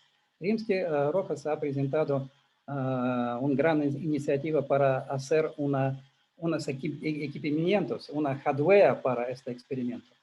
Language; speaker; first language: Spanish; non-native, learner; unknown